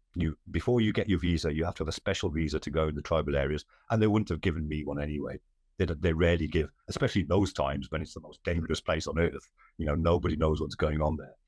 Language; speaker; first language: English; native; English